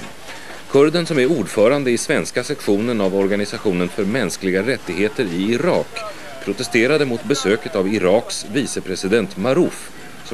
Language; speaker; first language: Swedish; non-native, fluent; Kurdish